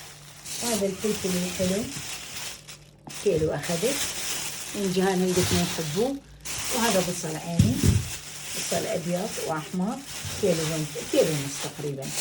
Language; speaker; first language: Arabic; native; Arabic